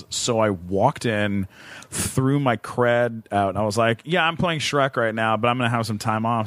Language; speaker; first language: English; native; English